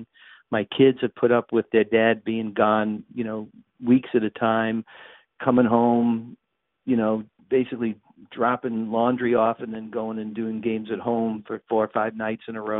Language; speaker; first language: English; native; English